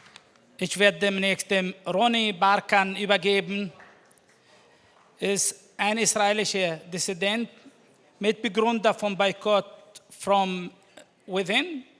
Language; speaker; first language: German; non-native, fluent; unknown